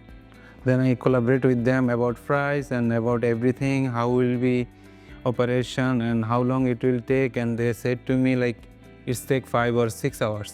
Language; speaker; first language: English; non-native, local second language; Bangla